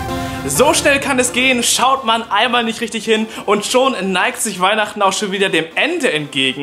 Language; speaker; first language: German; native; German